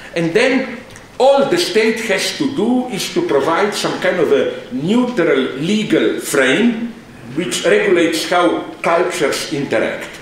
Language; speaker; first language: English; non-native, fluent; Slovenian